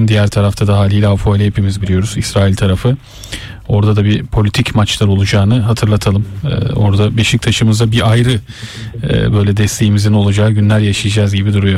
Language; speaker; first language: Turkish; native; Turkish